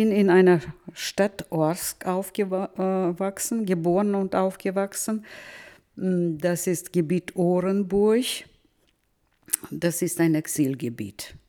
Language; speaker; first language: German; early bilingual, heritage; German